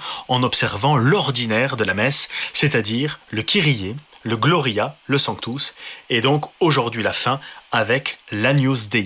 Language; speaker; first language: French; native; French